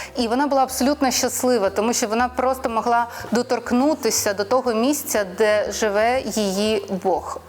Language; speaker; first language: Ukrainian; non-native, local second language; Russian